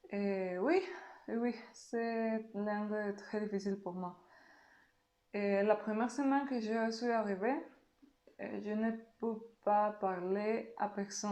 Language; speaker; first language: French; non-native, learner; Spanish